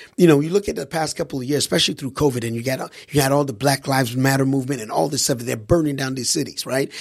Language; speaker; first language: English; early bilingual, other home language; Haitian Creole